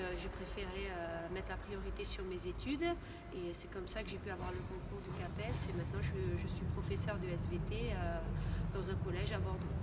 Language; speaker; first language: French; native; French